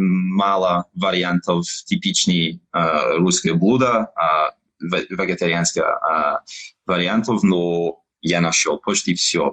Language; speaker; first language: Russian; non-native, learner; English